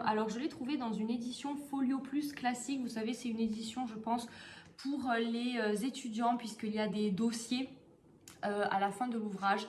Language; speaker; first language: French; native; French